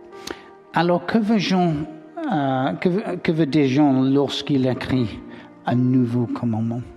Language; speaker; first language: French; non-native, learner; English